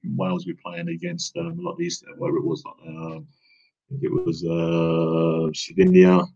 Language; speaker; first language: English; native; English